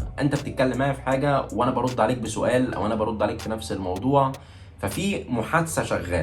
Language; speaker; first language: Arabic; native; Arabic